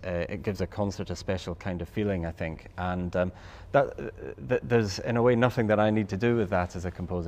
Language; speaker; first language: English; native; English